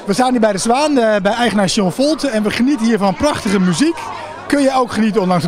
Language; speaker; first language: Dutch; native; Dutch